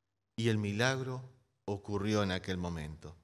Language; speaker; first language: Spanish; native; Spanish